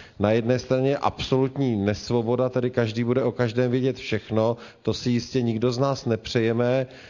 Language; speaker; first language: Czech; native; Czech